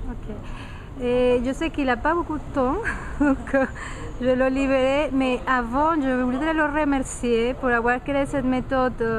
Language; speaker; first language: French; non-native, fluent; Spanish